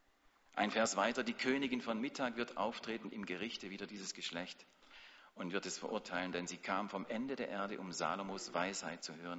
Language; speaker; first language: German; native; German